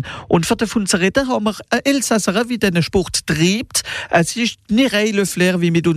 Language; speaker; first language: German; non-native, local second language; Swiss German